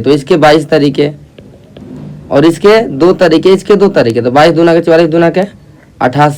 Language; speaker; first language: Hindi; native; Hindi